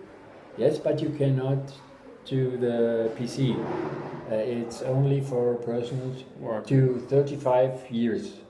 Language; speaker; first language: English; non-native, learner; German